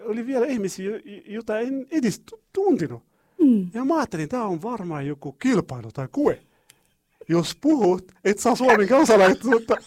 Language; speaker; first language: Finnish; non-native, fluent; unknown